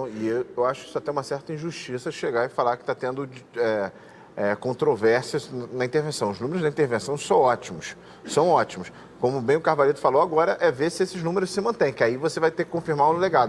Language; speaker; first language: Portuguese; native; Portuguese